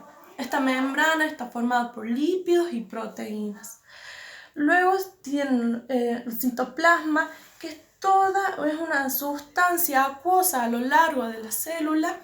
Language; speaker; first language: Spanish; native; Spanish